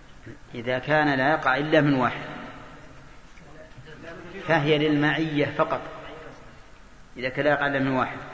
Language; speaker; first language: Arabic; native; Arabic